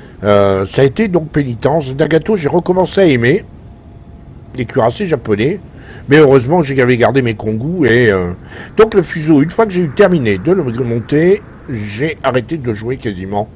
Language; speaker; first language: French; native; French